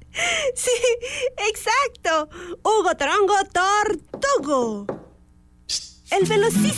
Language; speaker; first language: Spanish; native; Spanish